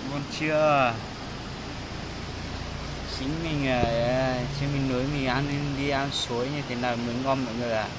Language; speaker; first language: Vietnamese; non-native, local second language; Hmong